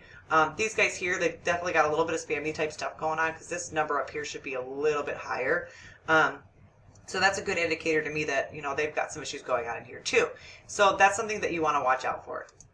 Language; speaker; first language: English; native; English